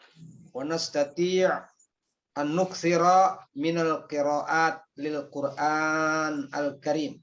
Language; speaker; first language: Arabic; non-native, fluent; Indonesian